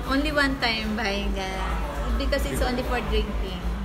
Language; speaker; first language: English; non-native, local second language; Filipino